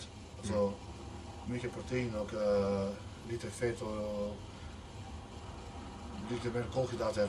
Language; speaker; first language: Swedish; non-native, fluent; Macedonian